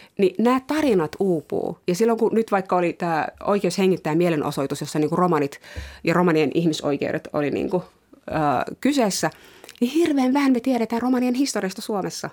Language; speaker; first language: Finnish; early bilingual, other home language; Somali